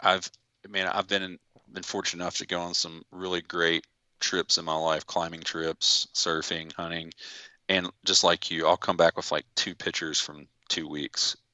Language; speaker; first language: English; native; English